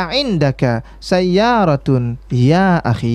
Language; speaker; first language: Arabic; non-native, fluent; Indonesian